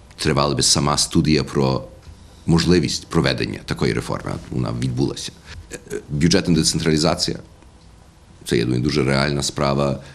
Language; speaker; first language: Ukrainian; early bilingual, heritage; Ukrainian